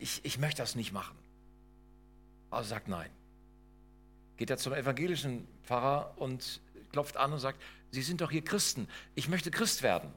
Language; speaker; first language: German; native; German